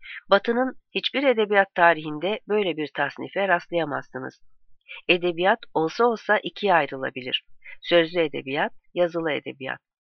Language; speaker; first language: Turkish; native; Turkish